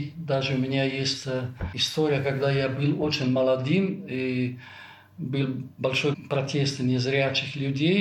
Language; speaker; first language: Russian; non-native, fluent; Italian